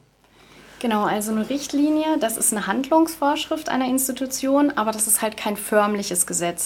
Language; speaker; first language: German; native; German